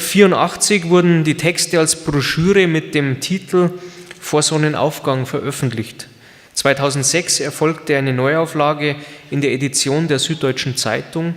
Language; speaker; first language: German; native; German